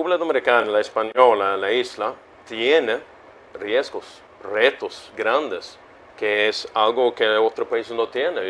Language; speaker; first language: Spanish; non-native, fluent; Swedish